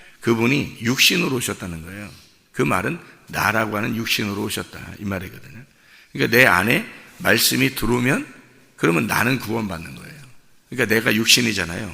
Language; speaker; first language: Korean; native; Korean